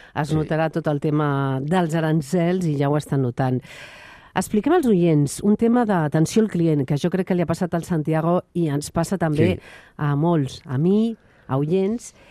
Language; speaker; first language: Catalan; native; Catalan